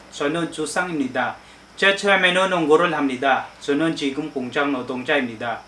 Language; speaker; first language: Korean; non-native, learner; Filipino